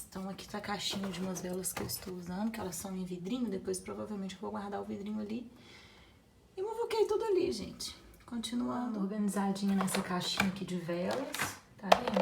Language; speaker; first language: Portuguese; native; Portuguese